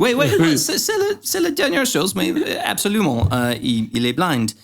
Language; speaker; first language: French; non-native, learner; English